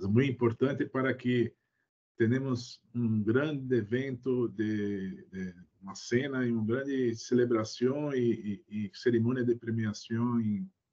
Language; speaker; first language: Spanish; non-native, learner; Portuguese